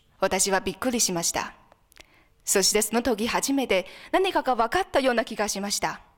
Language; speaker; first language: Japanese; non-native, fluent; Chinese